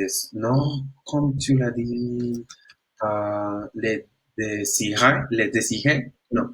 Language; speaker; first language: French; non-native, learner; Spanish